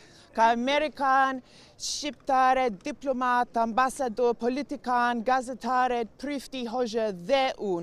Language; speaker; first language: Albanian; non-native, learner; English